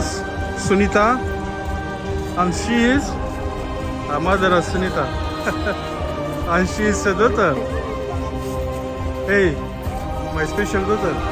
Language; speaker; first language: English; non-native, learner; Romanian